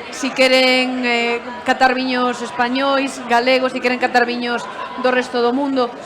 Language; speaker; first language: Galician; non-native, local second language; Spanish